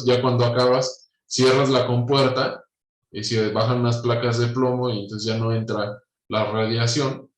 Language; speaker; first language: Spanish; native; Spanish